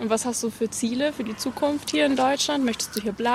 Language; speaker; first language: German; native; German